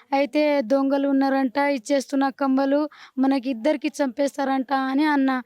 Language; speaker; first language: Telugu; non-native, local second language; Lambadi